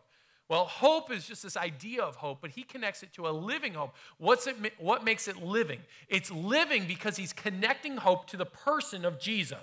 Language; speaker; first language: English; native; English